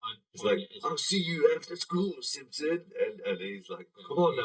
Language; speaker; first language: English; native; English